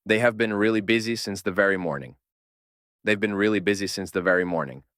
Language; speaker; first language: English; non-native, fluent; Ukrainian